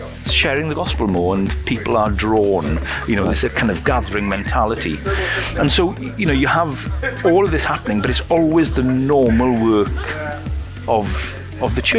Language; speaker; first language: English; native; English